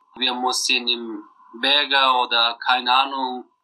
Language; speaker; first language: German; non-native, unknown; Persian